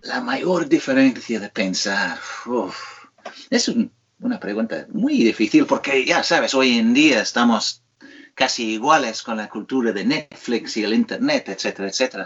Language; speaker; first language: Spanish; non-native, fluent; English